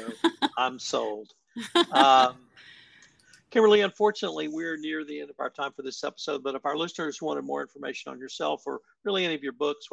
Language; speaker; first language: English; native; English